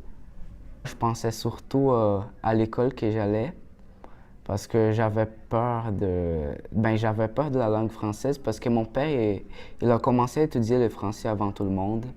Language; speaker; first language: French; early bilingual, other home language; Portuguese